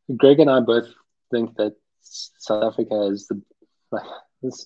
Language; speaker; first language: English; native; English